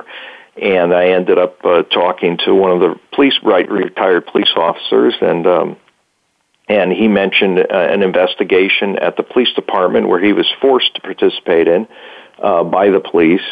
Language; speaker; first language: English; native; English